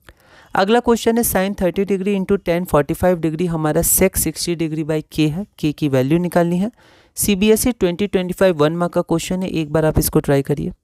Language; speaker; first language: Hindi; native; Hindi